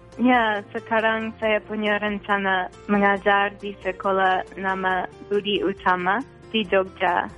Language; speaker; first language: Indonesian; non-native, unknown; English